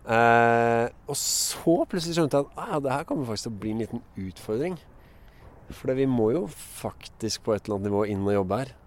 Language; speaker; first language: Norwegian; native; Norwegian